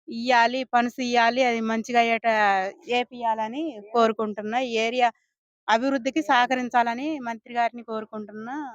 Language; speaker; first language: Telugu; native; Telugu